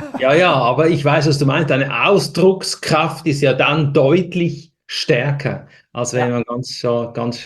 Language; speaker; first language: German; native; German